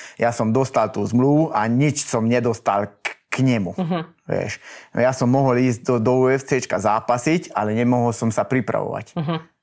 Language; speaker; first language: Slovak; native; Slovak